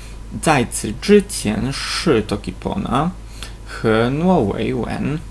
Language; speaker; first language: Chinese; non-native, fluent; Polish